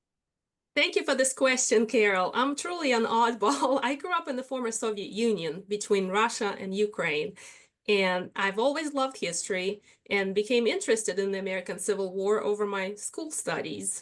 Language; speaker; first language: English; non-native, fluent; Russian